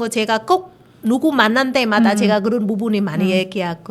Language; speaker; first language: Korean; non-native, learner; Vietnamese